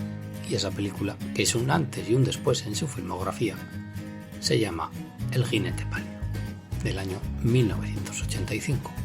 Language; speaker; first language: Spanish; native; Spanish